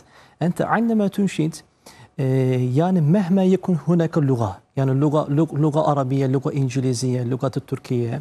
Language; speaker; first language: Arabic; non-native, fluent; Turkish